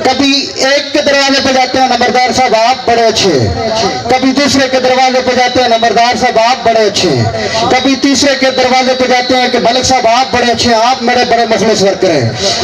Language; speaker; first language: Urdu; non-native, local second language; Punjabi